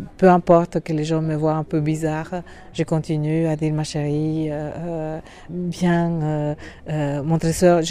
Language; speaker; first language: French; non-native, fluent; Spanish